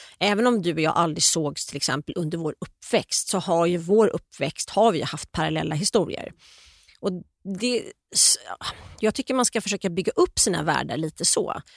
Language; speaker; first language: Swedish; native; Swedish